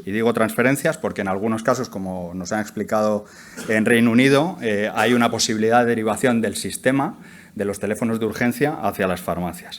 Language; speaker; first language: Spanish; native; Spanish